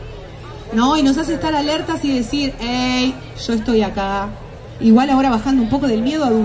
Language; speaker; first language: Spanish; native; Spanish